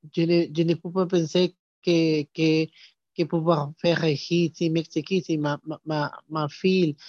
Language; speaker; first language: French; non-native, learner; Spanish